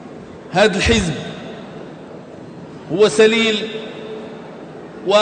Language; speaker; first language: Arabic; native; Arabic